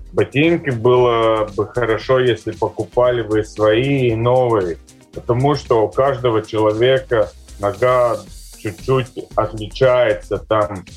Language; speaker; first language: Russian; non-native, local second language; Latvian